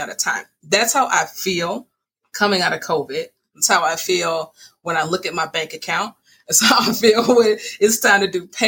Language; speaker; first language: English; native; English